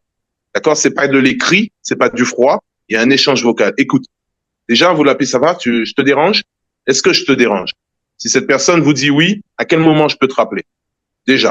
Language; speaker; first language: French; native; French